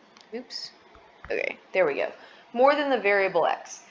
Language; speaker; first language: English; native; English